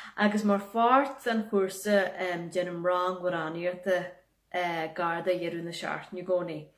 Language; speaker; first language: Irish; native; Irish